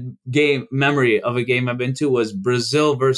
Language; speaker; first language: English; early bilingual, other home language; Albanian